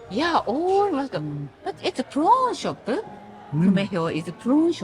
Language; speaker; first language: English; non-native, learner; Japanese